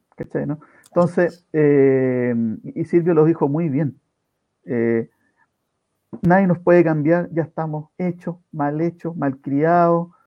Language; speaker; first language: Spanish; native; Spanish